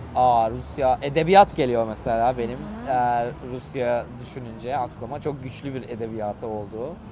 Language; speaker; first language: Turkish; native; Turkish